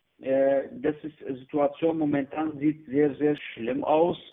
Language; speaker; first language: German; non-native, learner; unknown